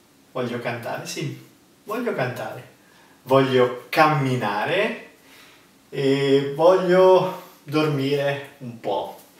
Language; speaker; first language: Italian; native; Italian